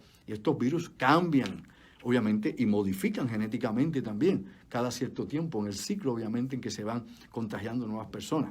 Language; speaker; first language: Spanish; native; Spanish